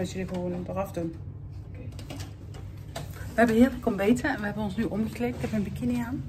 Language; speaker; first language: Dutch; native; Dutch